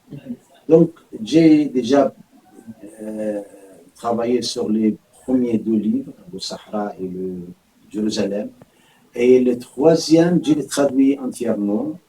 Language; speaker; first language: French; non-native, fluent; Arabic